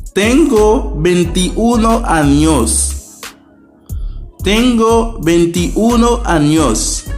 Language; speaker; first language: Spanish; non-native, fluent; Haitian Creole